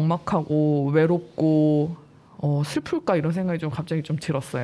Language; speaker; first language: Korean; native; Korean